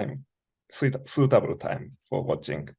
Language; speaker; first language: English; non-native, learner; Japanese